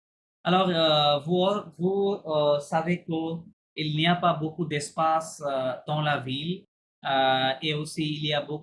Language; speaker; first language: French; non-native, fluent; Bangla